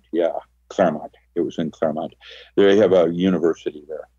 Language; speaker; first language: English; early bilingual, other home language; Filipino